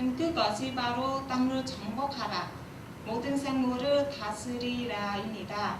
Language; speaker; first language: Korean; non-native, learner; Vietnamese